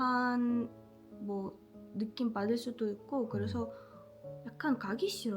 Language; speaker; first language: Korean; non-native, fluent; Russian